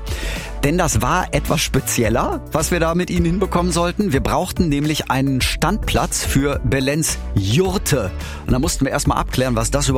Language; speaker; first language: German; native; German